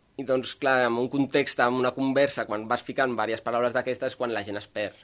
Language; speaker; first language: Catalan; non-native, local second language; Occitan